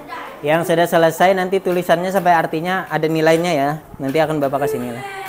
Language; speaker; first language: Indonesian; native; Indonesian